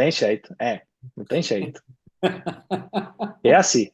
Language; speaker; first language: Portuguese; non-native, fluent; Spanish